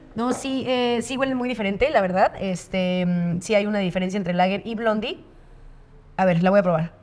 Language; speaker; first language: Spanish; native; Spanish